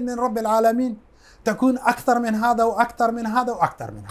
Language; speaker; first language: Arabic; non-native, fluent; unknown